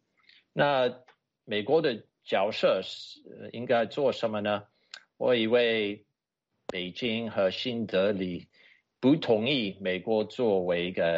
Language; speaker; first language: Chinese; non-native, fluent; English